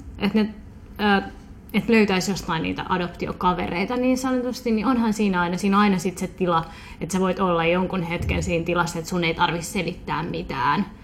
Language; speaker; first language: Finnish; early bilingual, other home language; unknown